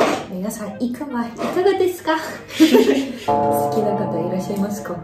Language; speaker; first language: Japanese; non-native, fluent; Russian